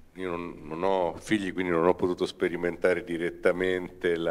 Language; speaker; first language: Italian; native; Italian